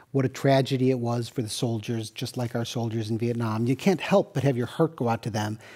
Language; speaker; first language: English; native; English